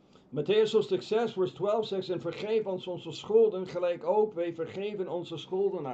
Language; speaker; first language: Dutch; non-native, fluent; English